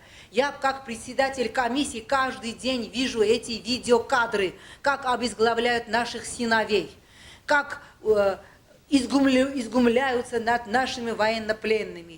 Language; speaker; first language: Russian; non-native, local second language; Armenian